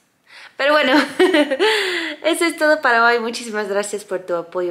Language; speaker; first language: Spanish; non-native, fluent; English